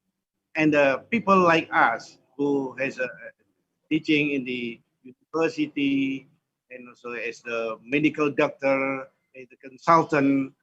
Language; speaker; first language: English; non-native, fluent; Indonesian